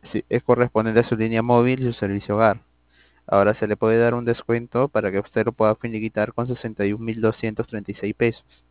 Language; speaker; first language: Spanish; native; Spanish